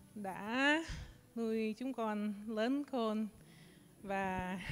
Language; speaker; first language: Vietnamese; early bilingual, heritage; Vietnamese